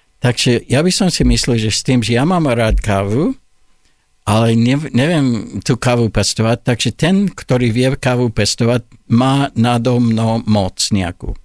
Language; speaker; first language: Slovak; non-native, fluent; English